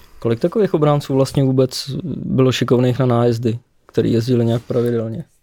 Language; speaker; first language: Czech; native; Czech